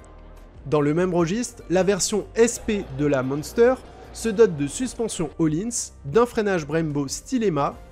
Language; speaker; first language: French; native; French